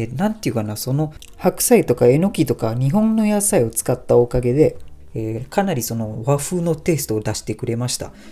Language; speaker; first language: Japanese; non-native, fluent; Malay